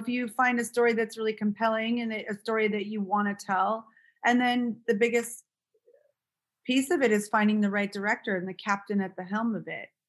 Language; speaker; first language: English; native; English